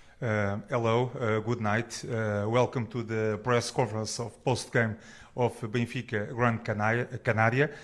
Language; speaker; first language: English; non-native, learner; Portuguese